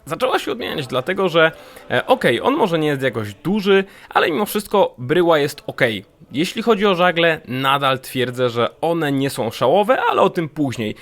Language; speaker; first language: Polish; native; Polish